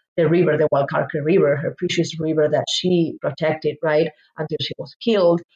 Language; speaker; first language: English; non-native, fluent; Spanish